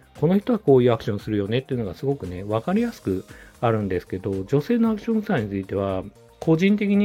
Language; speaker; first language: Japanese; native; Japanese